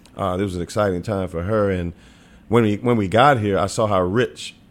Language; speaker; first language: English; native; English